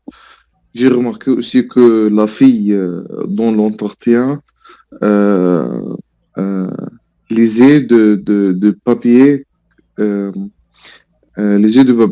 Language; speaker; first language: French; non-native, learner; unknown